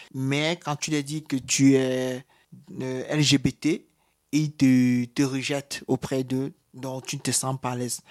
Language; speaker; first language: French; native; French